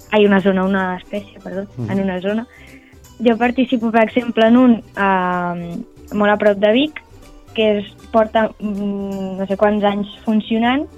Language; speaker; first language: Catalan; native; Catalan